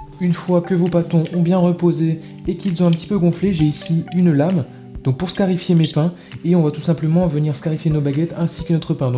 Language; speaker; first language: French; native; French